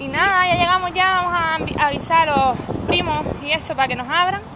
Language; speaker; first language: Spanish; native; Spanish